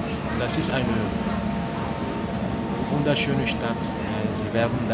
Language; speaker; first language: German; non-native, learner; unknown